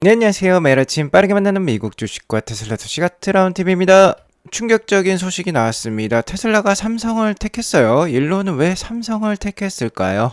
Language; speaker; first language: Korean; native; Korean